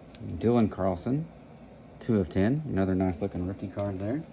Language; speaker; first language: English; native; English